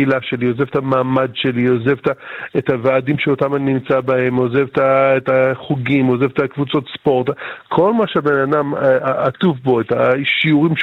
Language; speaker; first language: Hebrew; early bilingual, other home language; English